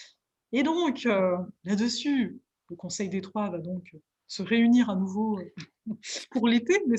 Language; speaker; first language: French; native; French